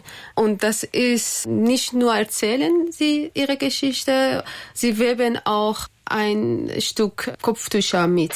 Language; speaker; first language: German; non-native, learner; Persian